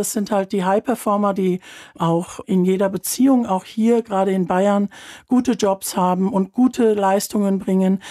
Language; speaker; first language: German; early bilingual, other home language; Turkish